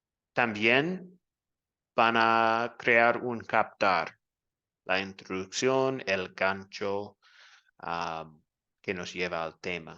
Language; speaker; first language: Spanish; non-native, fluent; English